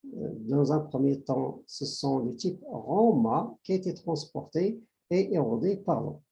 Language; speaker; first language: French; non-native, local second language; Arabic